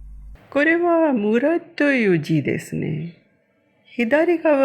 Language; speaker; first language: Japanese; non-native, fluent; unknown